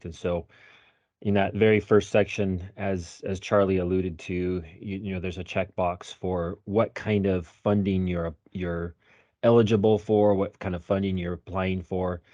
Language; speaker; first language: English; native; English